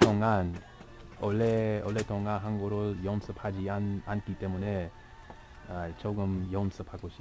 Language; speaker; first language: Korean; non-native, learner; English